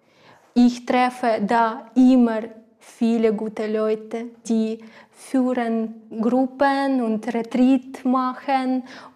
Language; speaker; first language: German; non-native, learner; Ukrainian